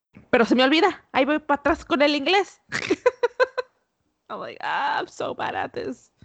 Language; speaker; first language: Spanish; early bilingual, heritage; Spanish